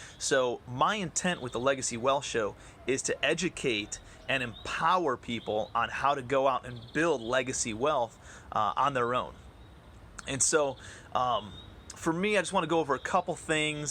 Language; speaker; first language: English; native; English